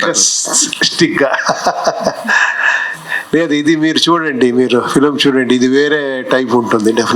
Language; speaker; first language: Telugu; non-native, local second language; Kannada